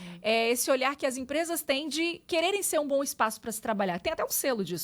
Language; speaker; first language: Portuguese; native; Portuguese